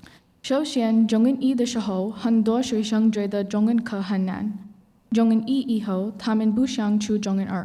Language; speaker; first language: Chinese; non-native, learner; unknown